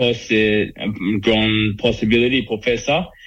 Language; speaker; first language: French; non-native, learner; English